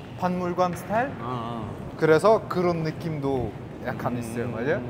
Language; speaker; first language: Korean; non-native, learner; Russian